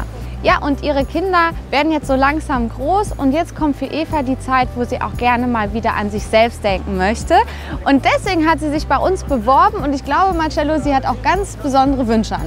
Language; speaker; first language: German; native; German